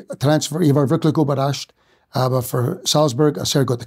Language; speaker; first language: German; non-native, fluent; English